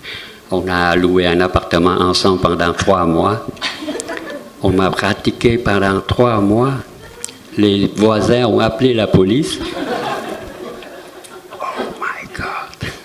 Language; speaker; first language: French; non-native, fluent; Vietnamese